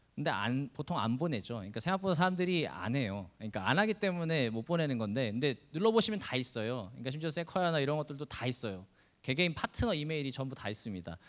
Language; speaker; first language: Korean; native; Korean